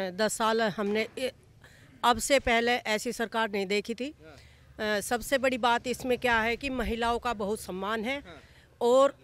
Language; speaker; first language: Hindi; native; Hindi